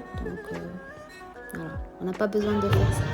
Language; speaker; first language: French; non-native, local second language; Arabic